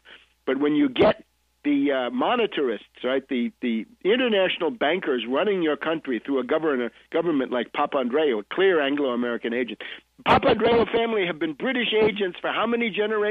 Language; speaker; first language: English; native; English